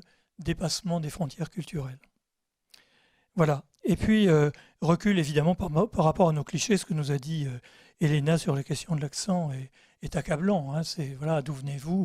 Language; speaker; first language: French; native; French